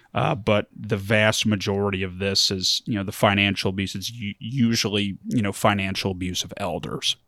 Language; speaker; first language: English; early bilingual, other home language; German